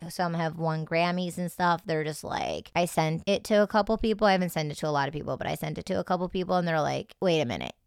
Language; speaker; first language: English; native; English